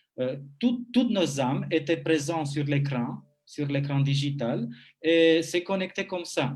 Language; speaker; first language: French; non-native, fluent; Romanian